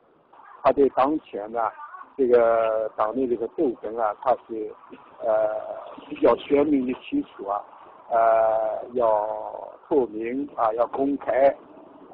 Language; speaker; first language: Chinese; native; Chinese